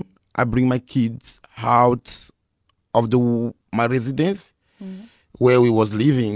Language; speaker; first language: English; non-native, fluent; Lingala